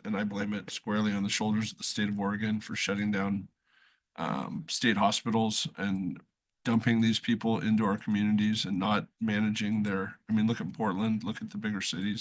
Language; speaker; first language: English; native; English